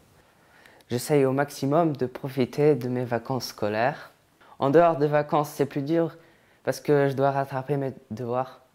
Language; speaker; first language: French; non-native, fluent; Polish